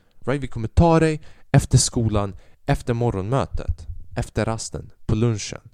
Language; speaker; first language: Swedish; early bilingual, other home language; Albanian